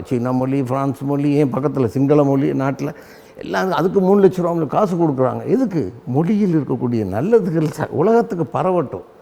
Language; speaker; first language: Tamil; native; Tamil